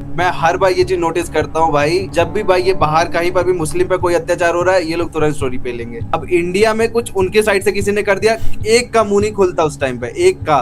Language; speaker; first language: Hindi; native; Hindi